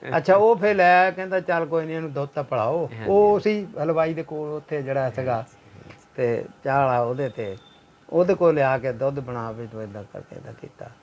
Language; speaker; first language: Punjabi; native; Punjabi